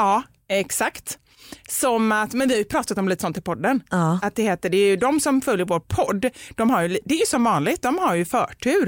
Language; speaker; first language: Swedish; native; Swedish